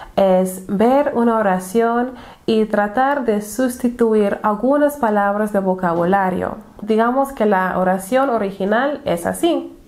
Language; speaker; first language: Spanish; non-native, fluent; English